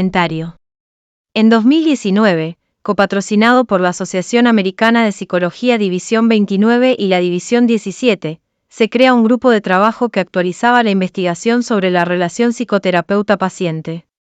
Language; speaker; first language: Spanish; native; Spanish